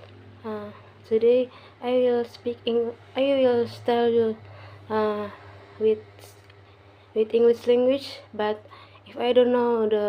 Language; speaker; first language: English; non-native, learner; Indonesian